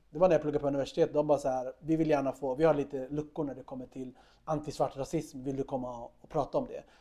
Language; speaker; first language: Swedish; early bilingual, other home language; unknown